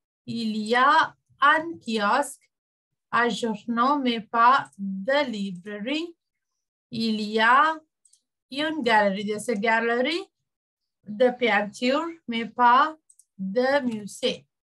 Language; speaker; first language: French; non-native, fluent; Sinhala